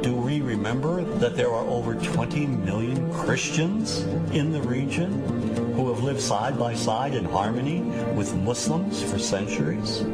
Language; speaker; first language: English; native; English